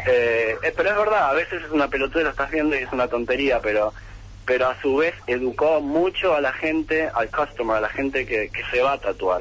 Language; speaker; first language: Spanish; native; Spanish